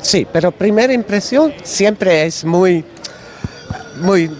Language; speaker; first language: Spanish; non-native, learner; Dutch